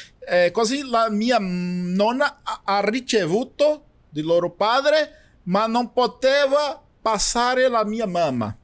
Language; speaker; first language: Italian; non-native, learner; Portuguese